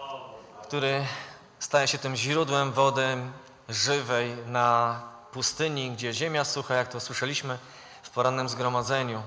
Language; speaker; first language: Polish; native; Polish